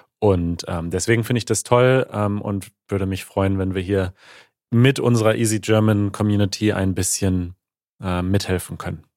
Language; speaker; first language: German; native; German